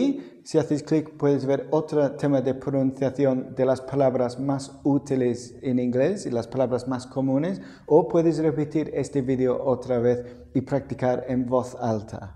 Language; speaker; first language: Spanish; non-native, fluent; English